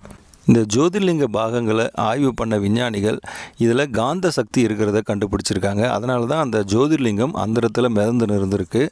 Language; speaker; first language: Tamil; native; Tamil